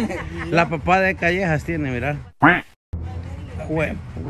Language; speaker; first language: Spanish; native; Spanish